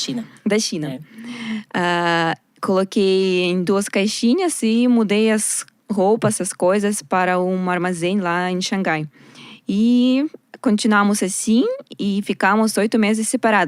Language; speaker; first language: Portuguese; non-native, learner; Russian